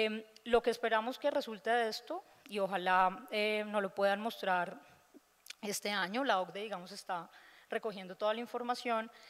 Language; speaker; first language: Spanish; native; Spanish